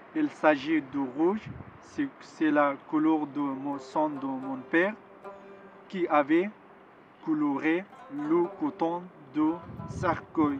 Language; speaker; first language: French; non-native, learner; Pashto